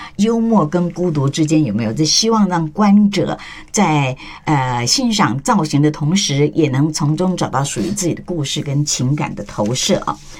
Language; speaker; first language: Chinese; native; Chinese